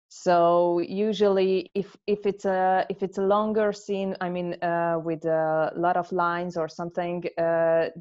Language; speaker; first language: English; non-native, fluent; Hungarian